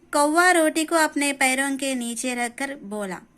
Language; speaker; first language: Hindi; non-native, local second language; Telugu